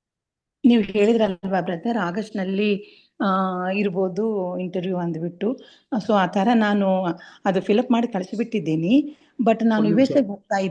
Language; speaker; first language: Kannada; non-native, local second language; Telugu